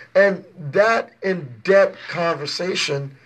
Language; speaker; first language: English; early bilingual, other home language; Haitian Creole